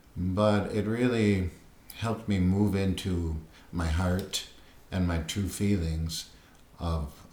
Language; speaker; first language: English; native; English